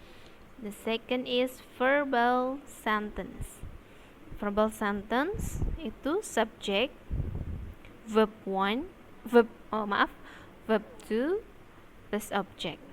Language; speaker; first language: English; non-native, learner; Indonesian